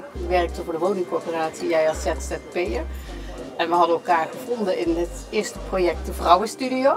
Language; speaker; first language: Dutch; native; Dutch